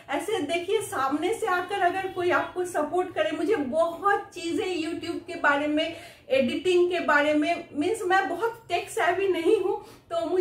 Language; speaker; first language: Hindi; non-native, local second language; Bangla